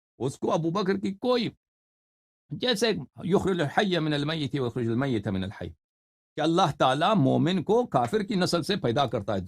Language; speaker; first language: Urdu; non-native, fluent; Persian